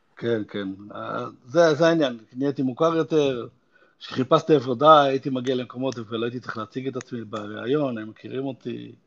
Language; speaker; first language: Hebrew; native; Hebrew